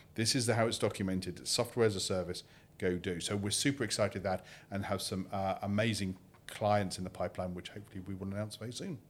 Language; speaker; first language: English; native; English